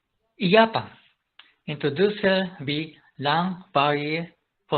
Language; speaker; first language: Danish; non-native, learner; Japanese